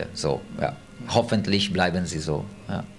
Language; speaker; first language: German; non-native, fluent; Italian